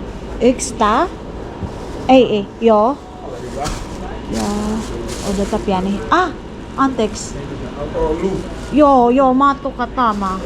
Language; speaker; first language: Finnish; non-native, learner; Cebuano